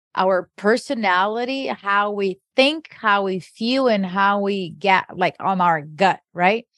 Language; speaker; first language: English; early bilingual, other home language; Portuguese